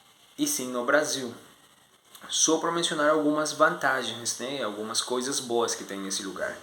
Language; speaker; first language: Portuguese; non-native, fluent; Spanish